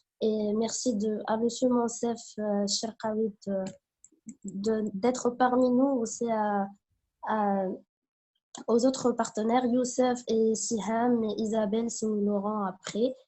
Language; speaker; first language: French; non-native, local second language; Arabic